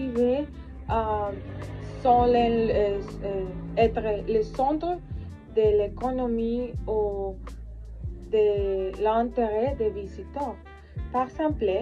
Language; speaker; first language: French; non-native, learner; Spanish